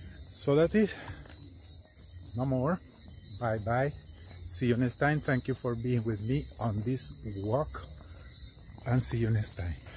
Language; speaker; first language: English; non-native, fluent; Spanish